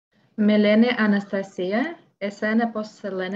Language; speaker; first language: Greek; non-native, learner; English